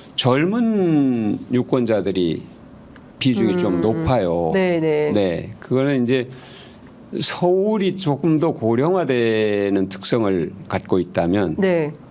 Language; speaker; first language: Korean; native; Korean